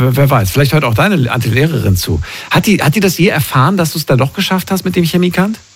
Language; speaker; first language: German; native; German